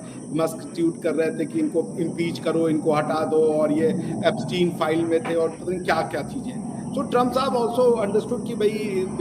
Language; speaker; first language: Hindi; native; Hindi